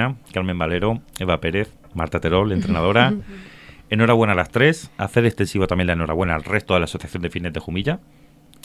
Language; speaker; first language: Spanish; native; Spanish